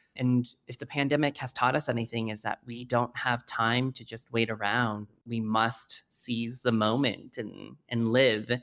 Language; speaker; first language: English; native; English